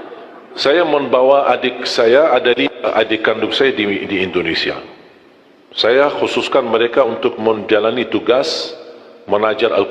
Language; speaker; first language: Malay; non-native, fluent; Arabic